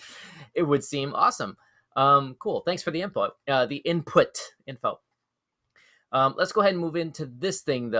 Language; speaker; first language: English; native; English